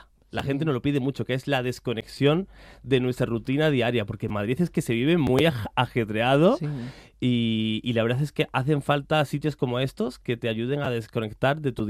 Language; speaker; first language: Spanish; native; Spanish